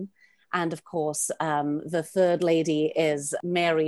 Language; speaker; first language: English; native; English